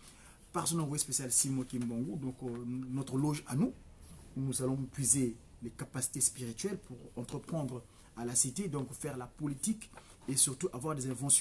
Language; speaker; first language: French; non-native, local second language; Kongo